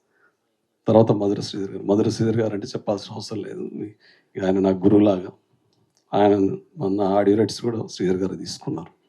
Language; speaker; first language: Telugu; native; Telugu